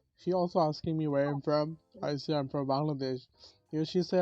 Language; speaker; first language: English; non-native, learner; Bangla